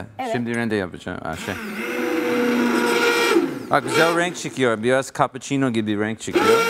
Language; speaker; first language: Turkish; non-native, learner; English